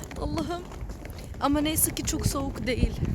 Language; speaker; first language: Turkish; early bilingual, other home language; Arabic